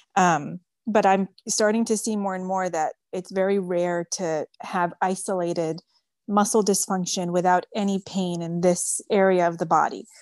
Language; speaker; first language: English; early bilingual, other home language; French